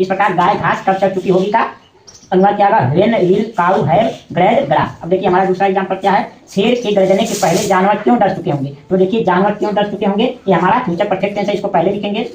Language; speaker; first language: Hindi; native; Hindi